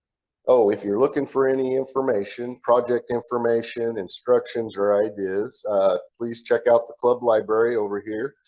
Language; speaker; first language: English; native; English